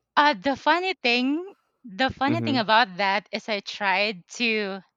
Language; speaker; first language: English; non-native, local second language; Pampanga